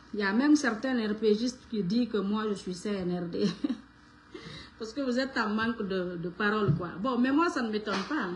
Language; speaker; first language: French; non-native, local second language; Fula